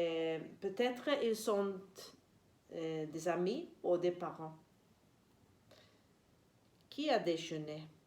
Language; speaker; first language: French; non-native, learner; Swedish